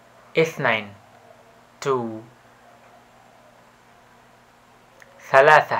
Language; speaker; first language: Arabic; non-native, learner; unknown